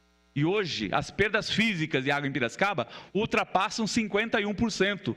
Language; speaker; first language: Portuguese; native; Portuguese